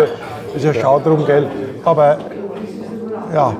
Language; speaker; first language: German; native; German